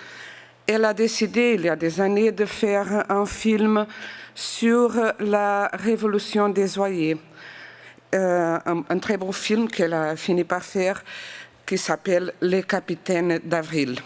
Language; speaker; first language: French; non-native, fluent; Portuguese